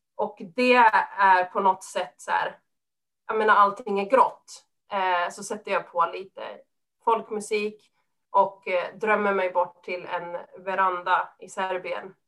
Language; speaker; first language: Swedish; early bilingual, other home language; Serbian